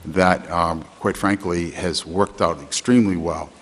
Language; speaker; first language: English; native; English